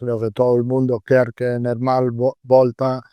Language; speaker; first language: Spanish; non-native, fluent; Italian